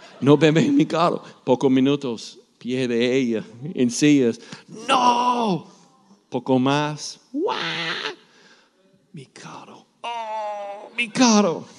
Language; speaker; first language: Spanish; non-native, learner; English